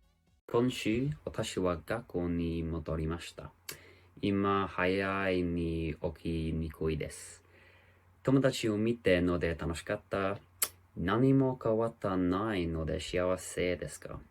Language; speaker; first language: Japanese; non-native, learner; English